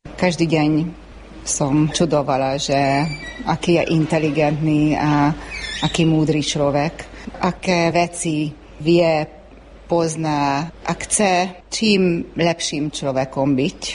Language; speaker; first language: Slovak; early bilingual, heritage; Slovak